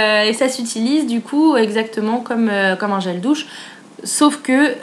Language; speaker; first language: French; native; French